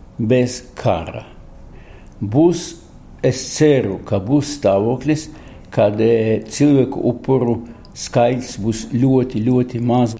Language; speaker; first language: Latvian; non-native, local second language; Russian